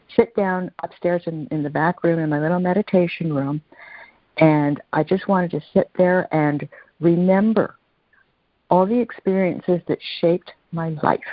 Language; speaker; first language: English; native; English